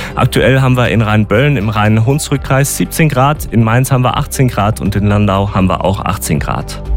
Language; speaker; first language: German; native; German